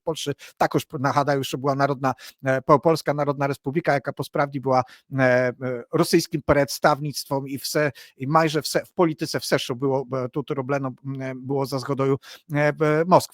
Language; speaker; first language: Polish; non-native, learner; Ukrainian